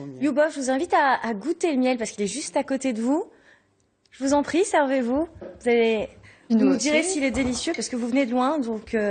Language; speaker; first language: French; native; French